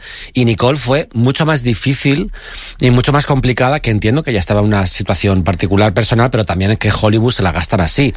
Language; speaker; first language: Spanish; native; Spanish